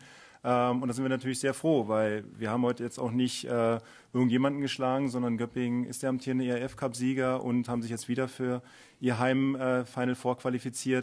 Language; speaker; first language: German; native; German